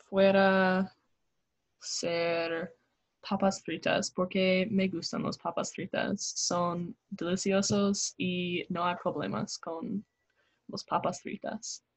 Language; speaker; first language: Spanish; non-native, learner; English